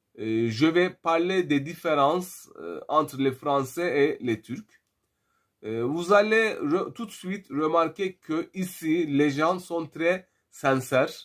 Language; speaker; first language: French; non-native, fluent; Turkish